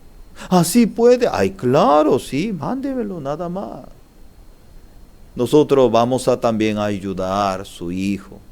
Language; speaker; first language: Spanish; non-native, learner; Korean